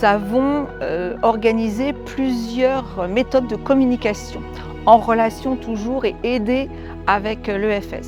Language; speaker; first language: French; native; French